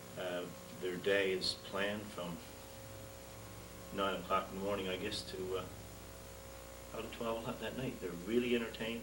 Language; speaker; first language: English; native; English